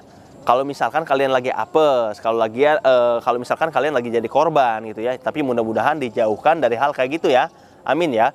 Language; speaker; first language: Indonesian; native; Indonesian